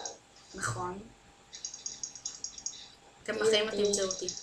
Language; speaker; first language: Hebrew; native; Hebrew